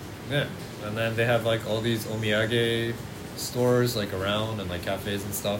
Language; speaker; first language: English; native; English